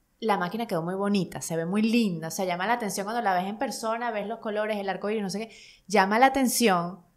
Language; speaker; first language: Spanish; native; Spanish